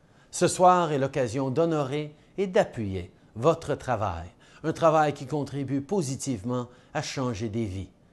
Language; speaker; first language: French; early bilingual, other home language; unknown